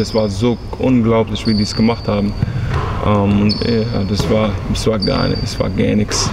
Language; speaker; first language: German; early bilingual, heritage; English